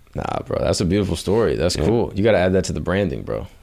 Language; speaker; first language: English; native; English